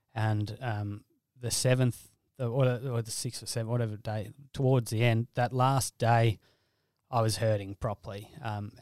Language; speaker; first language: English; native; English